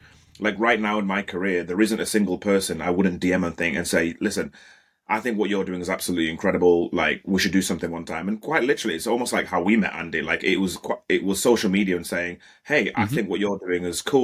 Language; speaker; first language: English; native; English